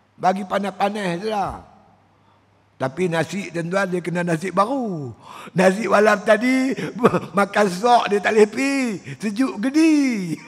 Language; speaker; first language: Malay; native; Malay